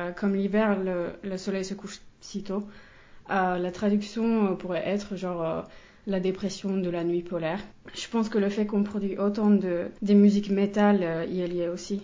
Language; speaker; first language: French; non-native, fluent; Finnish